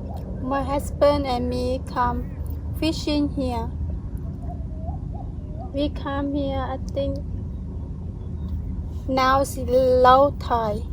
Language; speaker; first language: English; non-native, learner; Hmong